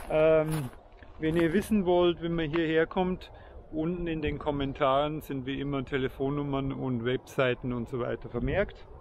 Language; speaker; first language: German; native; German